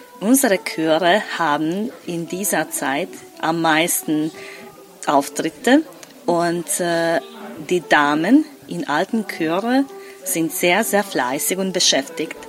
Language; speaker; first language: German; non-native, local second language; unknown